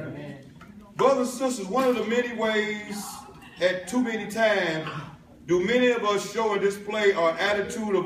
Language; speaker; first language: English; native; English